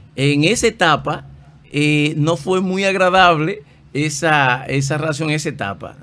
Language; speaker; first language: Spanish; native; Spanish